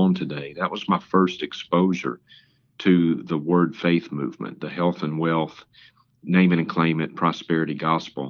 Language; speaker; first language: English; native; English